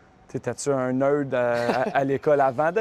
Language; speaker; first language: French; native; French